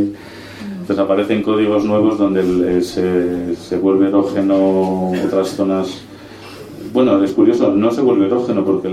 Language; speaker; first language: Spanish; native; Spanish